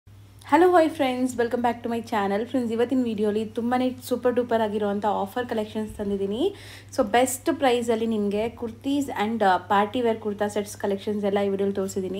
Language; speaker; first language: Kannada; native; Kannada